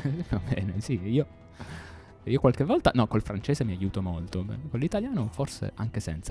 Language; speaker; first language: Italian; native; Italian